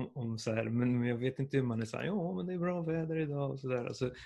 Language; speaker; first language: Swedish; early bilingual, other home language; Persian